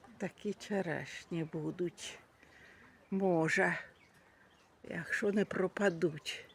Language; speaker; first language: Ukrainian; native; Ukrainian